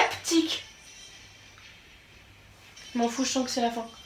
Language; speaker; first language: French; native; French